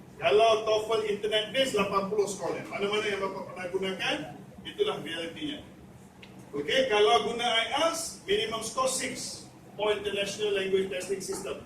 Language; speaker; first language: Malay; native; Malay